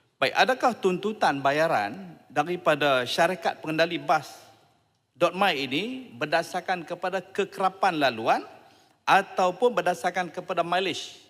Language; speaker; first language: Malay; native; Malay